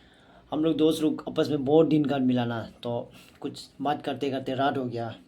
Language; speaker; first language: Hindi; non-native, local second language; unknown